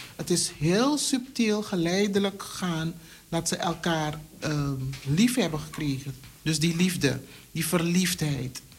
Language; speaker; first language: Dutch; native; Dutch